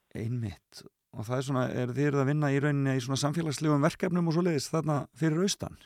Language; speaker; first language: Icelandic; native; Icelandic